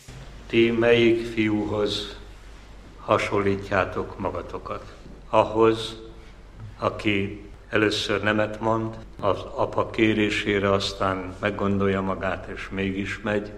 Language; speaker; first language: Hungarian; native; Hungarian